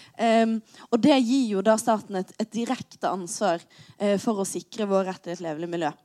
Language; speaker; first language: Norwegian; native; Norwegian